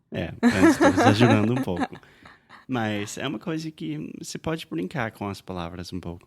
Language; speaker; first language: Portuguese; non-native, fluent; English